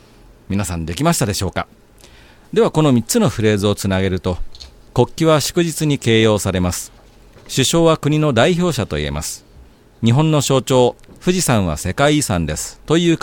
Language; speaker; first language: Japanese; native; Japanese